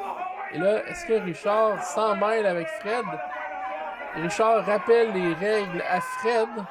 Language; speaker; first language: French; native; French